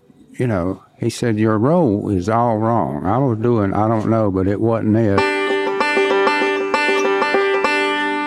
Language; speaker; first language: English; native; English